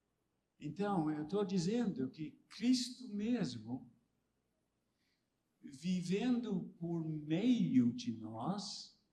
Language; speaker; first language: Portuguese; non-native, fluent; English